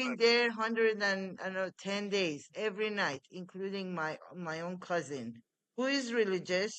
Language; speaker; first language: English; non-native, fluent; Persian